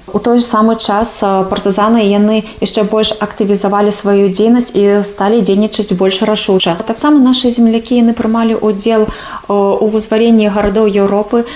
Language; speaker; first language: Belarusian; native; Belarusian